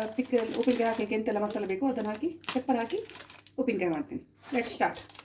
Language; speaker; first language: Kannada; non-native, local second language; Konkani